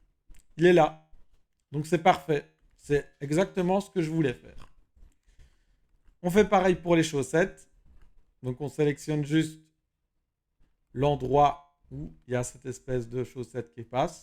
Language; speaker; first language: French; native; French